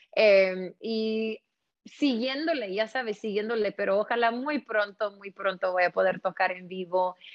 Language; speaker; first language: Spanish; early bilingual, heritage; Spanish